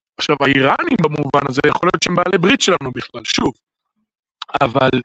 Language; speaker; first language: Hebrew; native; Hebrew